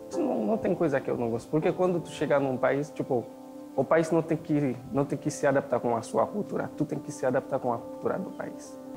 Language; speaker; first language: Portuguese; non-native, fluent; Haitian Creole